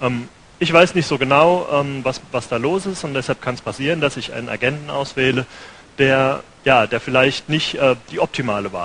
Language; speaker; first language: German; native; German